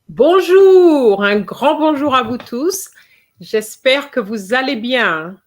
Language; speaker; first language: French; non-native, fluent; English